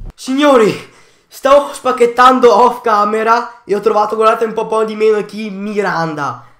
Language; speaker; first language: Italian; native; Italian